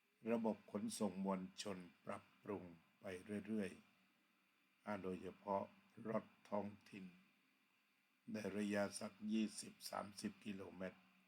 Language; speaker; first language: Thai; native; Thai